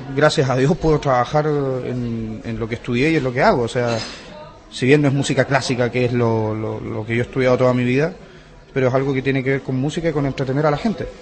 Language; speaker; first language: Spanish; native; Spanish